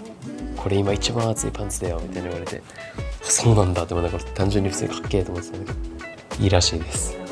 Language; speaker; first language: Japanese; native; Japanese